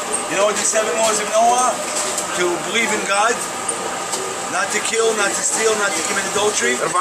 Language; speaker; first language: English; native; English